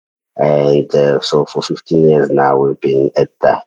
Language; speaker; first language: English; non-native, local second language; Xhosa